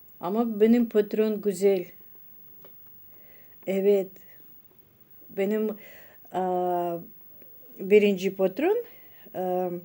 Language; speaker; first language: Turkish; non-native, learner; Russian